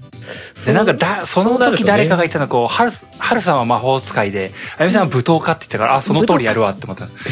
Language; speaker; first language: Japanese; native; Japanese